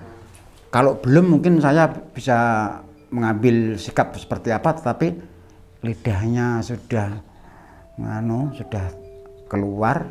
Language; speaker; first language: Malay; non-native, local second language; Javanese